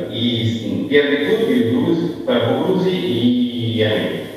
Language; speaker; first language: Russian; non-native, learner; Italian